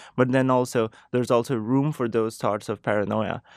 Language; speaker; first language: English; non-native, local second language; Urdu